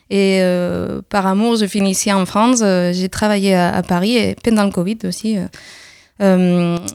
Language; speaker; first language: French; non-native, fluent; Spanish